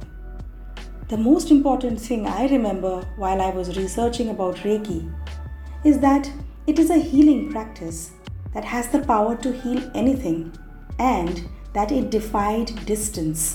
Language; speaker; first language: English; non-native, local second language; Bangla